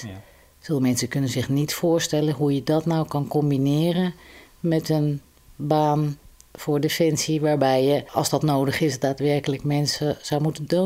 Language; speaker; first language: Dutch; native; Dutch